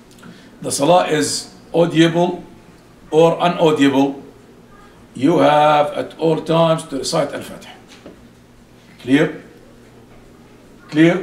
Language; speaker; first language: English; non-native, fluent; Arabic